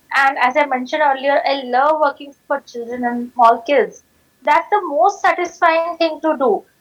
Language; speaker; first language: English; non-native, local second language; Marathi